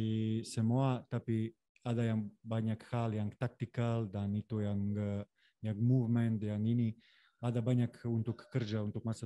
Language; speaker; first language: Indonesian; non-native, fluent; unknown